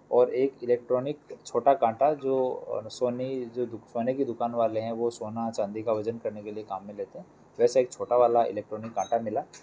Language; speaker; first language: Hindi; non-native, local second language; Gujarati